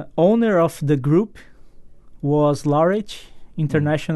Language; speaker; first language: English; non-native, fluent; Portuguese